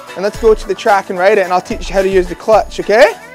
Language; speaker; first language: English; native; English